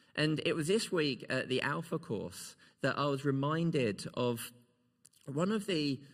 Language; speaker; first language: English; native; English